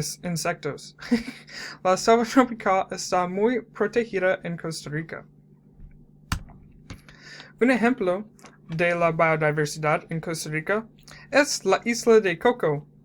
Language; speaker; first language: Spanish; non-native, learner; English